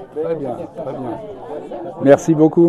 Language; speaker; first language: French; native; French